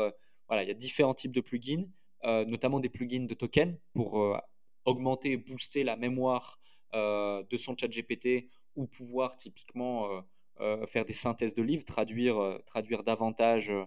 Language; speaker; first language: French; native; French